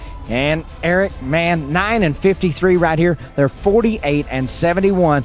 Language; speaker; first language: English; native; English